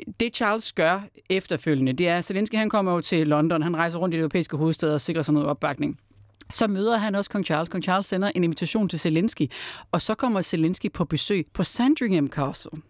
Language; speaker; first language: Danish; native; Danish